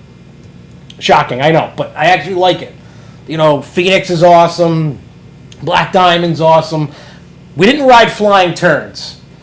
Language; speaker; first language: English; native; English